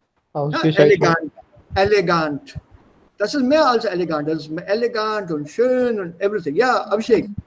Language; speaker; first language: German; non-native, fluent; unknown